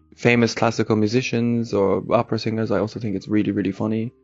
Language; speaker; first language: English; native; English